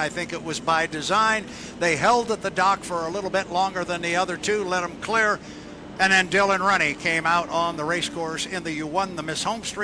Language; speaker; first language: English; native; English